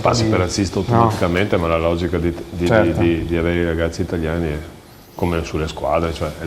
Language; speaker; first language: Italian; native; Italian